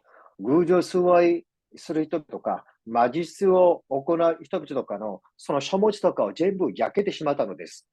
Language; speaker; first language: Japanese; non-native, fluent; Korean